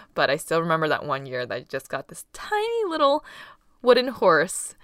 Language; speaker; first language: English; early bilingual, other home language; Cantonese